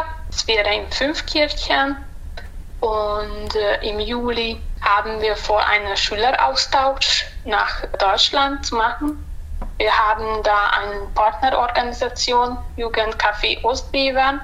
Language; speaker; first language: German; non-native, local second language; Hungarian